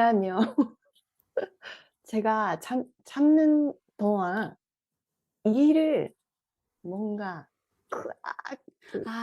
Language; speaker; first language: Korean; non-native, fluent; Japanese